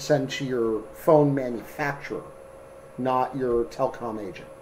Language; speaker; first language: English; native; English